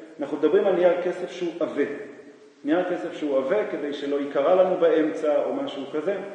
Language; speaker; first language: Hebrew; native; Hebrew